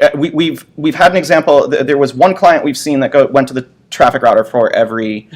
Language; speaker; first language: English; native; English